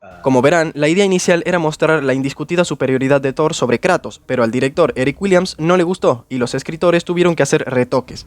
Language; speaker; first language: Spanish; native; Spanish